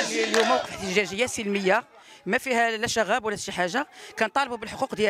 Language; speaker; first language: Arabic; native; Arabic